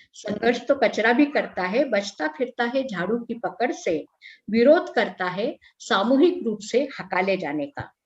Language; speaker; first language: Hindi; non-native, local second language; Marathi